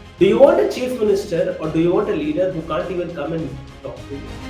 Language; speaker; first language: English; non-native, local second language; Tamil